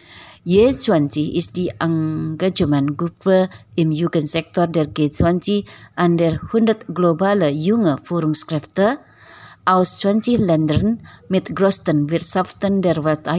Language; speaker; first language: German; non-native, fluent; Indonesian